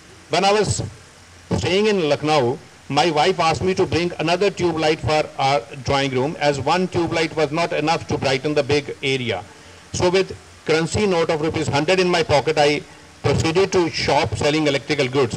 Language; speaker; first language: English; non-native, local second language; Punjabi